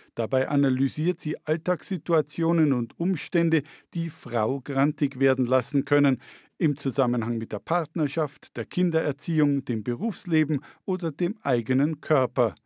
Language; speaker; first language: German; native; German